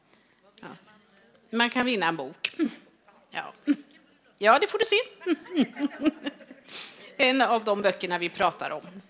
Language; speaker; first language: Swedish; native; Swedish